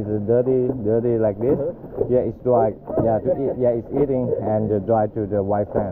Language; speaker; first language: English; non-native, learner; Thai